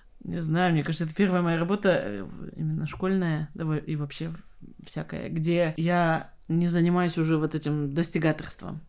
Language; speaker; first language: Russian; non-native, local second language; Kazakh